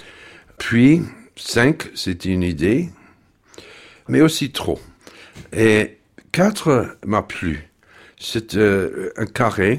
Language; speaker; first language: French; non-native, fluent; English